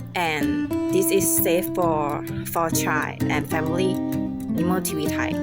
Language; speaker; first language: English; non-native, learner; Thai